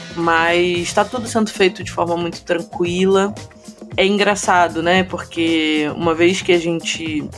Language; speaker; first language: Portuguese; native; Portuguese